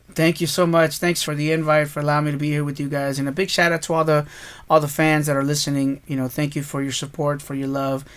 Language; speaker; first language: English; early bilingual, other home language; Spanish